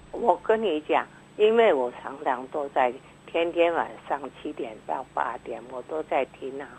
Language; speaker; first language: Chinese; non-native, local second language; Hakka Chinese